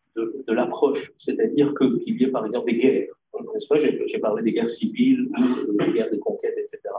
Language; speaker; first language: French; non-native, local second language; Arabic